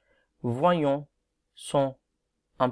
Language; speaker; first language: French; non-native, fluent; Arabic